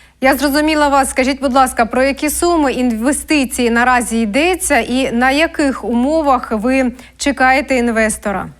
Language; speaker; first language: Ukrainian; native; Ukrainian